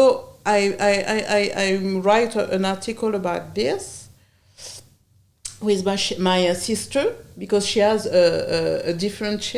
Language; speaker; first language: English; non-native, learner; French